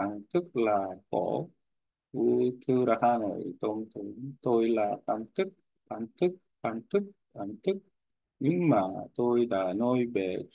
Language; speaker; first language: Vietnamese; non-native, learner; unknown